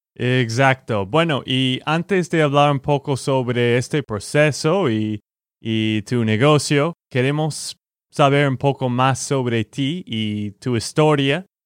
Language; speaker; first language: Spanish; non-native, fluent; English